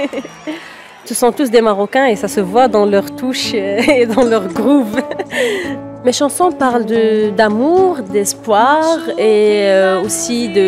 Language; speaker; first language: French; non-native, local second language; Arabic